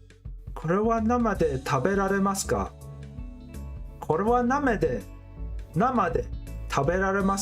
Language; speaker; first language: Japanese; non-native, learner; English